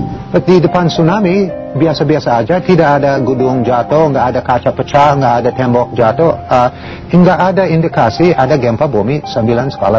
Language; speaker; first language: Indonesian; non-native, learner; English